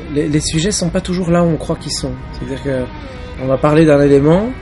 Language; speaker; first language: French; early bilingual, other home language; Arabic